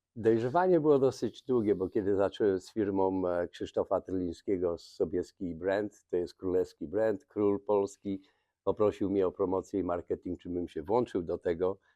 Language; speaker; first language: Polish; native; Polish